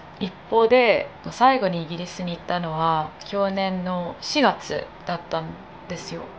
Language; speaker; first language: Japanese; non-native, fluent; English